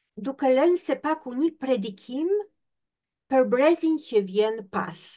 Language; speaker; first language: Albanian; non-native, fluent; Polish